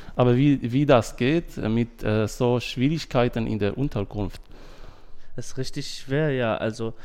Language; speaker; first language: German; non-native, fluent; Arabic